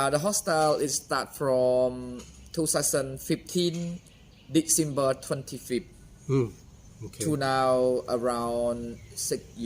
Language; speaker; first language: English; non-native, fluent; Khmer